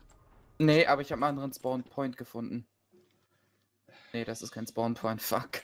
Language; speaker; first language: German; native; German